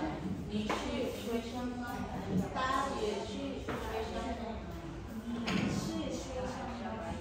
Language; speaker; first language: Chinese; non-native, learner; Filipino